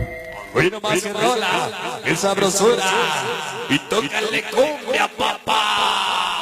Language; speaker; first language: Spanish; native; Spanish